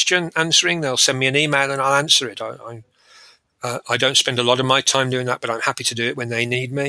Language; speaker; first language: English; native; English